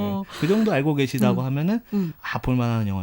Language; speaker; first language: Korean; native; Korean